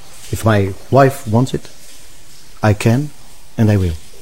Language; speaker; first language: English; non-native, fluent; Romanian